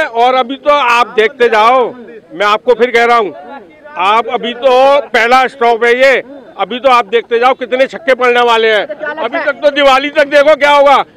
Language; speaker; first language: Hindi; native; Hindi